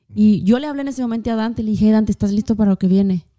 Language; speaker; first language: Spanish; native; Spanish